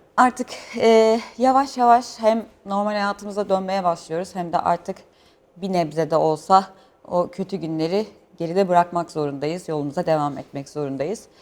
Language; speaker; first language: Turkish; native; Turkish